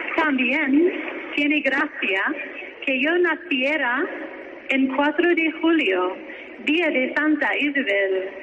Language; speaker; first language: Spanish; non-native, fluent; English